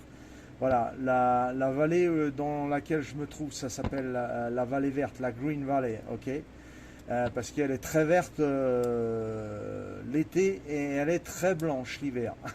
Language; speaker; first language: French; native; French